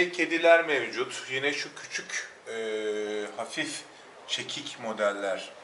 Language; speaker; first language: Turkish; native; Turkish